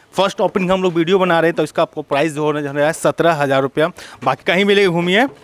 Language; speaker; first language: Hindi; native; Hindi